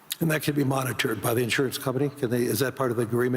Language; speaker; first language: English; native; English